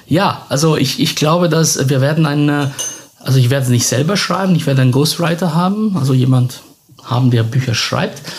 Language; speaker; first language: German; non-native, fluent; Italian